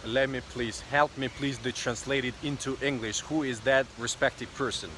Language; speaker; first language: English; non-native, learner; Tajik